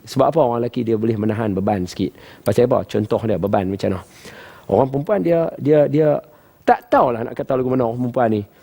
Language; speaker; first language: Malay; native; Malay